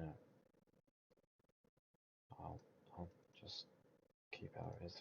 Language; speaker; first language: English; native; English